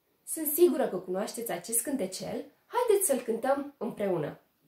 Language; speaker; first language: Romanian; native; Romanian